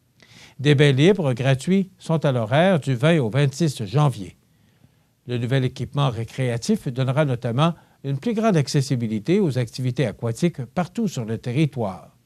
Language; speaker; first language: French; native; French